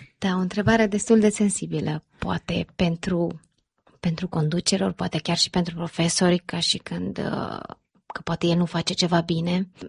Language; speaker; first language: Romanian; early bilingual, heritage; Romanian